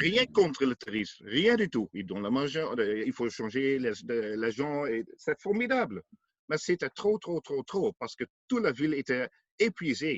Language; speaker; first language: French; non-native, learner; Dutch